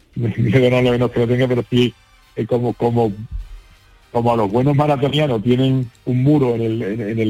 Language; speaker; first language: Spanish; native; Spanish